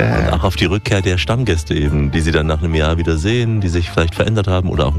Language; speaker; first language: German; native; German